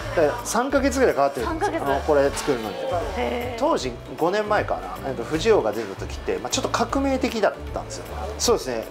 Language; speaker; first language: Japanese; native; Japanese